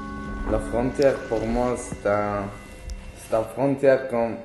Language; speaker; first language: French; non-native, learner; Arabic